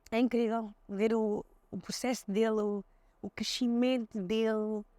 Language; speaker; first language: Portuguese; early bilingual, other home language; Kabuverdianu